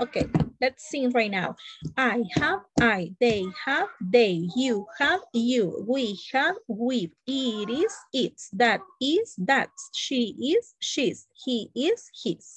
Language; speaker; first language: English; non-native, learner; Spanish